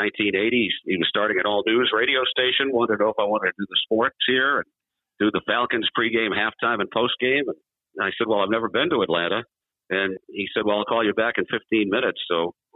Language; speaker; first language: English; native; English